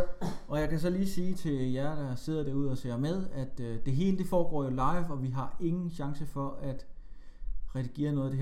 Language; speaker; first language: Danish; native; Danish